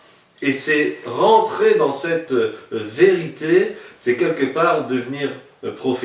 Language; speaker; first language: French; native; French